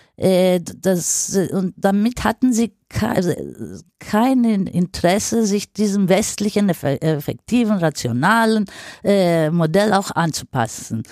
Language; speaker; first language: German; non-native, fluent; Greek